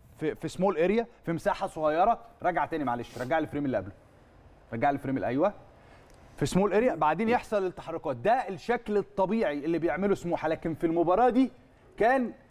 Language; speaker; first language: Arabic; native; Arabic